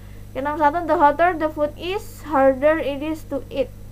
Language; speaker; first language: English; non-native, fluent; Indonesian